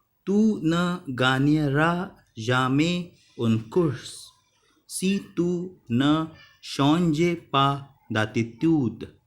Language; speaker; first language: French; non-native, learner; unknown